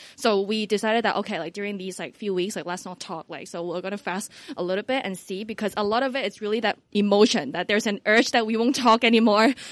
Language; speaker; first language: English; non-native, local second language; Cantonese